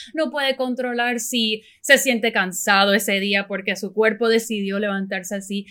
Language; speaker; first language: Spanish; early bilingual, heritage; Spanish